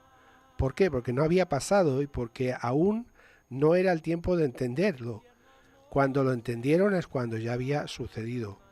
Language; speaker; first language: Spanish; native; Spanish